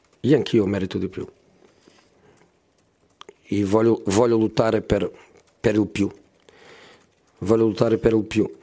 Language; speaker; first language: Italian; non-native, fluent; Portuguese